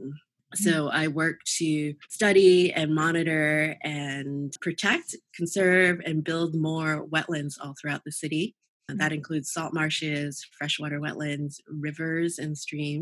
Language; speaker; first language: English; native; English